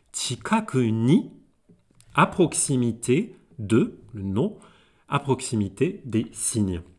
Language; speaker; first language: French; native; French